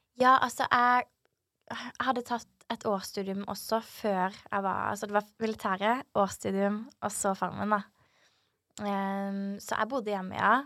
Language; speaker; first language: Norwegian; native; Norwegian